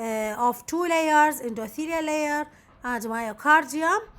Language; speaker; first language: English; non-native, local second language; Arabic